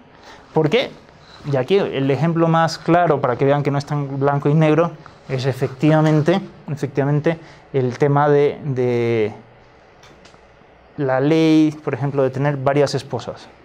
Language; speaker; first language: Spanish; native; Spanish